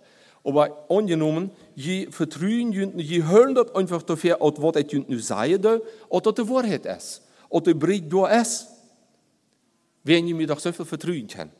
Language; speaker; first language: German; non-native, learner; Plautdietsch